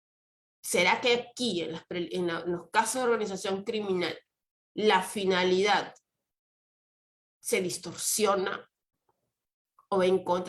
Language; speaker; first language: Spanish; native; Spanish